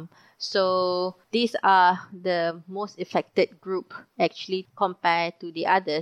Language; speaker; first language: English; non-native, local second language; Malay